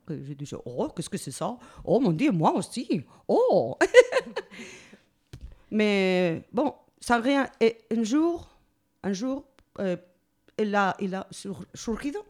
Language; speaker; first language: French; non-native, learner; Spanish